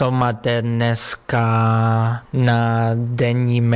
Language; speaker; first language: Czech; non-native, learner; Spanish